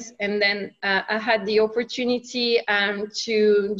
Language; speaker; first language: English; non-native, fluent; French